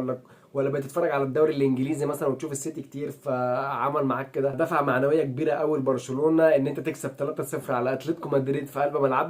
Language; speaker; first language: Arabic; native; Arabic